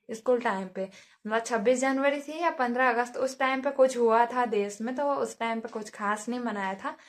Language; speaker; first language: Hindi; native; Hindi